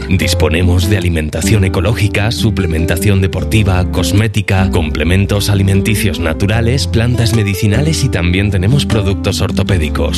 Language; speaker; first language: Spanish; native; Spanish